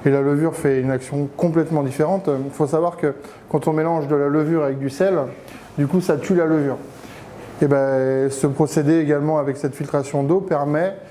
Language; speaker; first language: French; native; French